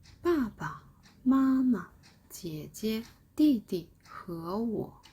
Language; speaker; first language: Chinese; non-native, fluent; Korean